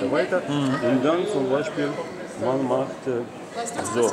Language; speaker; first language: German; non-native, learner; Russian